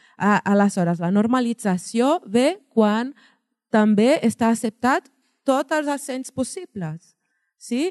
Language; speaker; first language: Catalan; non-native, fluent; Portuguese